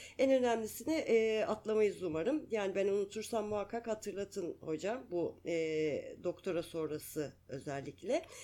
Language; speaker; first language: Turkish; native; Turkish